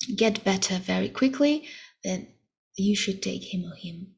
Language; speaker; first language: English; non-native, fluent; Russian